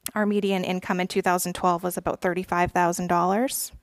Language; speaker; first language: English; native; English